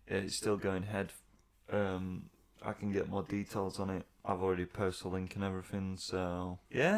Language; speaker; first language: English; native; English